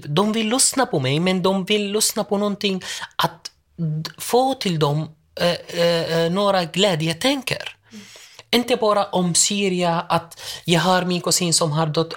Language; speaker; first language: Swedish; non-native, learner; Arabic